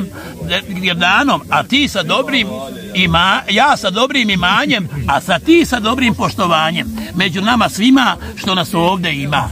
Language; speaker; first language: Serbian; native; Serbian